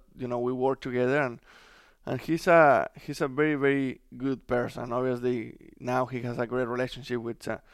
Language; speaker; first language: English; non-native, fluent; Spanish